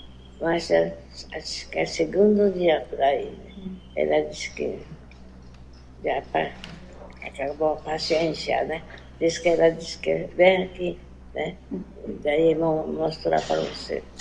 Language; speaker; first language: Portuguese; non-native, learner; Japanese